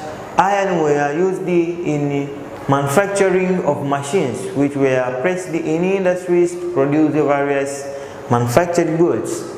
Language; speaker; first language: English; non-native, local second language; Swahili